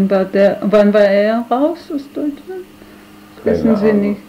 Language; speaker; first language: German; non-native, fluent; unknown